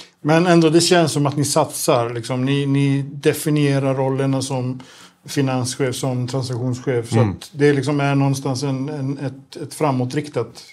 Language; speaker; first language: Swedish; native; Swedish